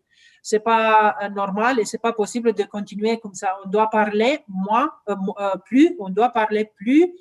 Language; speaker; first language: French; non-native, learner; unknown